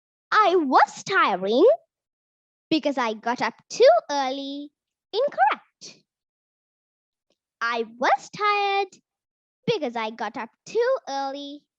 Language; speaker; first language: English; non-native, local second language; Sinhala